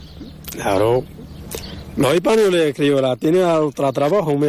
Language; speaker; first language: Spanish; non-native, learner; Arabic